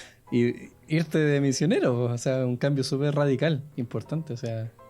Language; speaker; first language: Spanish; native; Spanish